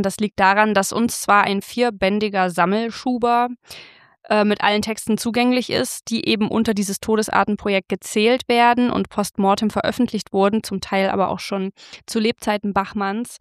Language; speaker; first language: German; native; German